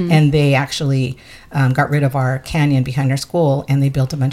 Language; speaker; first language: English; early bilingual, other home language; Spanish